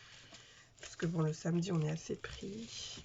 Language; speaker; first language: French; native; French